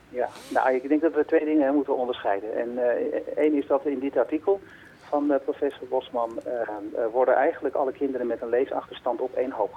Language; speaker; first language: Dutch; native; Dutch